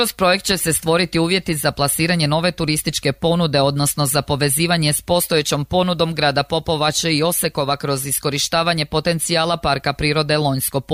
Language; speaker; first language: Serbian; native; Serbian